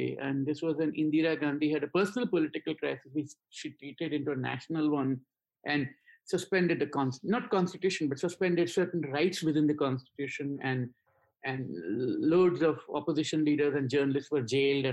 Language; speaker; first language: English; non-native, local second language; Gujarati